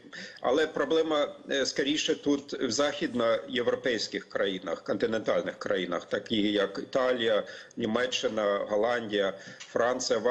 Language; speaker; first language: Ukrainian; non-native, fluent; German